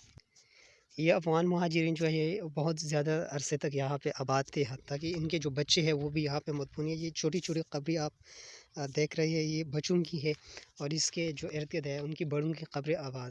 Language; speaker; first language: Urdu; non-native, local second language; Pashto